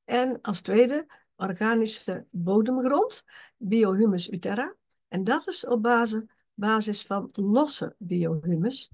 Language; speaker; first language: Dutch; native; Dutch